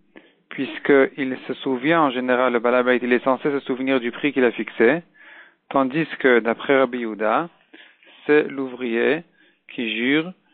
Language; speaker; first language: French; native; French